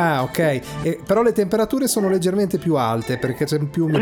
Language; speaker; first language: Italian; native; Italian